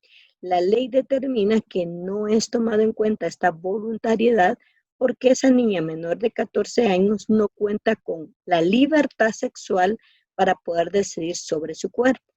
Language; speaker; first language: Spanish; native; Spanish